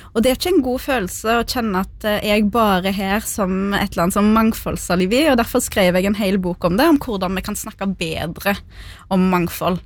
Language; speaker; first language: Norwegian; early bilingual, other home language; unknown